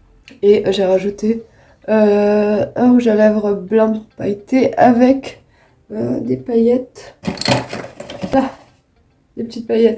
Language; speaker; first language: French; native; French